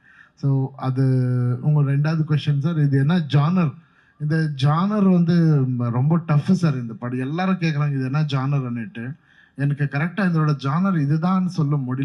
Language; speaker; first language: Tamil; non-native, fluent; Kannada